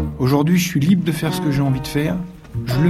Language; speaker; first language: French; native; French